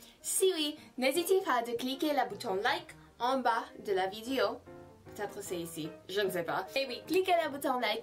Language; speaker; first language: French; non-native, fluent; English